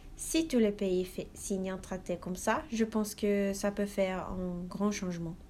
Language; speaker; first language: French; non-native, learner; Norwegian